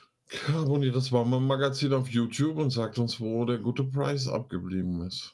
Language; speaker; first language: German; native; German